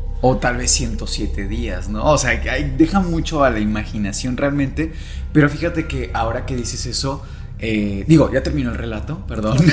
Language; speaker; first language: Spanish; native; Spanish